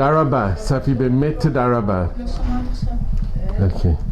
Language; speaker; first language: Hebrew; non-native, learner; English